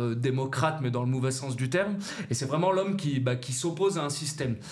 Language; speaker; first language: French; native; French